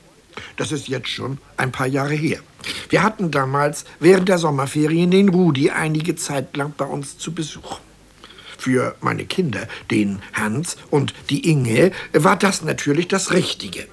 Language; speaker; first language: German; native; German